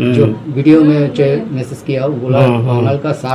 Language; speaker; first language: Hindi; non-native, local second language; Bangla